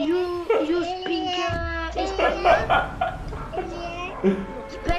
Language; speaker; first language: English; non-native, learner; French